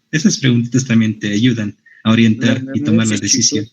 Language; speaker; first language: Spanish; native; Spanish